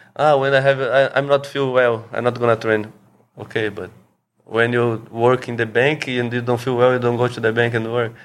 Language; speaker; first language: English; non-native, learner; Portuguese